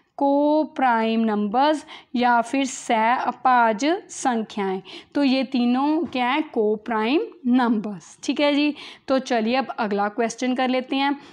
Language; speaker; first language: Hindi; native; Hindi